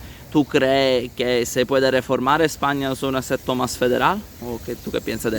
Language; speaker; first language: Spanish; non-native, learner; Italian